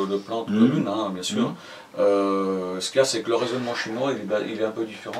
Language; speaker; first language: French; native; French